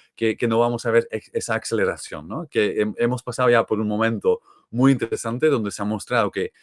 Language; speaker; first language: Spanish; non-native, fluent; Dutch